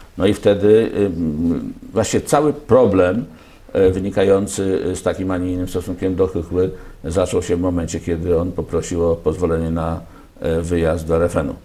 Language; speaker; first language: Polish; native; Polish